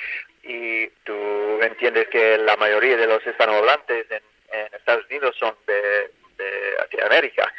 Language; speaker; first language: Spanish; non-native, fluent; English